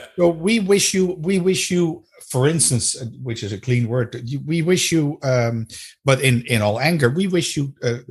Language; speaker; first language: English; non-native, fluent; Dutch